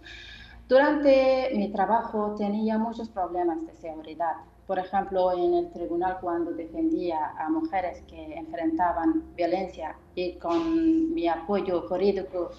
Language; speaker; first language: Spanish; non-native, fluent; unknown